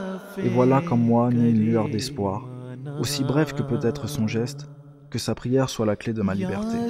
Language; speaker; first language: French; native; French